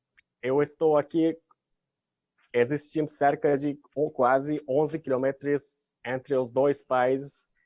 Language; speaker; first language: Portuguese; non-native, learner; Turkish